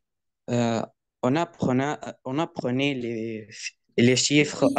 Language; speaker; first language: French; non-native, learner; Arabic